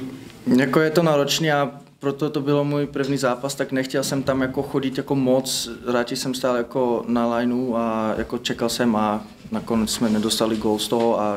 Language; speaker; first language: Czech; non-native, fluent; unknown